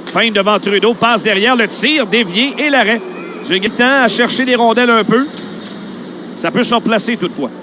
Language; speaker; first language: French; native; French